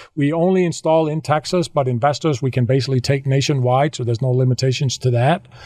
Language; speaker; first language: English; non-native, fluent; Danish